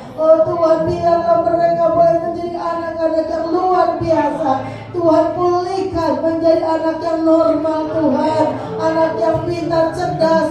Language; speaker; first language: Indonesian; native; Indonesian